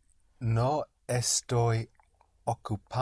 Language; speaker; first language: Spanish; non-native, learner; English